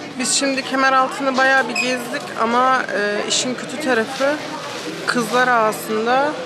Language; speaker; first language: Turkish; early bilingual, heritage; Turkish